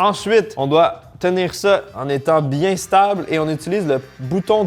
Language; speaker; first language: French; native; French